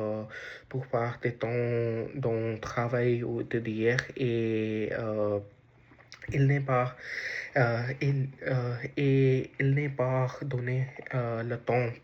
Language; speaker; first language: French; non-native, learner; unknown